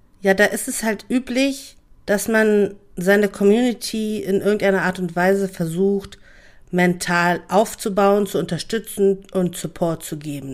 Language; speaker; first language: German; native; German